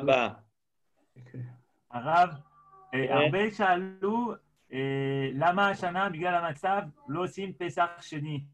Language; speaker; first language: Hebrew; non-native, fluent; French